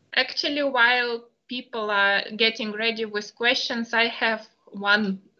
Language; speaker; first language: English; non-native, fluent; Lithuanian